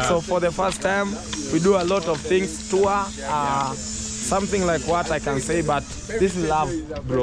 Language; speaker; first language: English; non-native, learner; Swahili